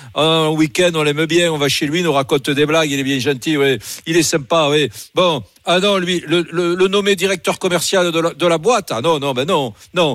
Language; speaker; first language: French; native; French